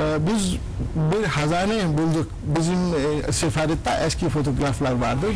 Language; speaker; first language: Turkish; non-native, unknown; Urdu